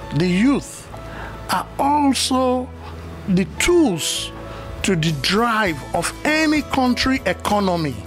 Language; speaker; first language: English; non-native, local second language; Yoruba